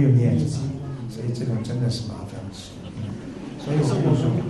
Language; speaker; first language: Chinese; native; Chinese